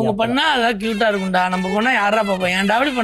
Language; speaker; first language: Tamil; native; Tamil